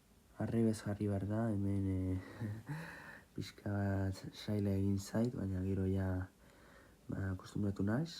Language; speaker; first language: Basque; non-native, local second language; Spanish